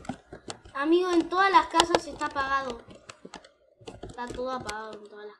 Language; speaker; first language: Spanish; native; Spanish